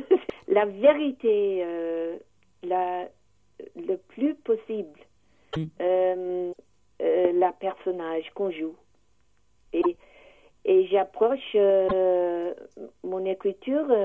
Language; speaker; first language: French; non-native, learner; English